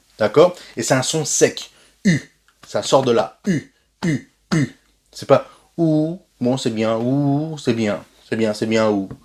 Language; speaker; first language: French; native; French